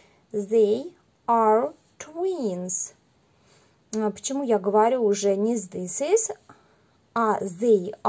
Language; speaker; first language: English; non-native, fluent; Russian